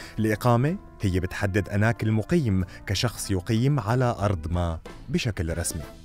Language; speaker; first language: Arabic; native; Arabic